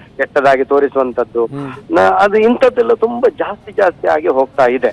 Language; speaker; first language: Kannada; non-native, local second language; Tulu